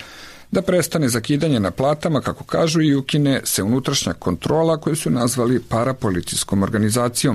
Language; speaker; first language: Croatian; native; Croatian